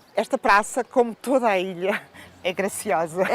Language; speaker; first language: Portuguese; native; Portuguese